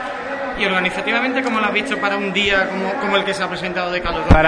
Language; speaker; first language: Spanish; native; Spanish